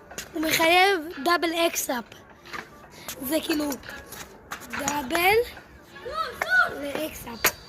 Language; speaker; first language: Hebrew; native; Hebrew